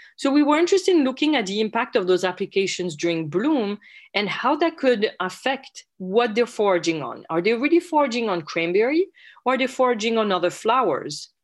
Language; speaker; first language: English; non-native, fluent; French